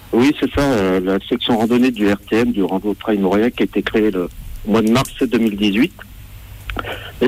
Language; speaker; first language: French; native; French